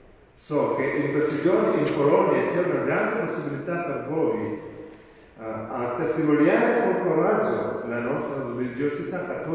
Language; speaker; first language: Italian; non-native, fluent; Malayalam